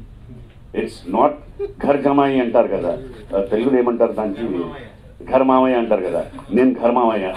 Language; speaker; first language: Telugu; native; Telugu